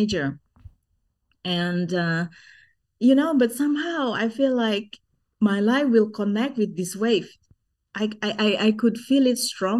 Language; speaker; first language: English; non-native, fluent; Sundanese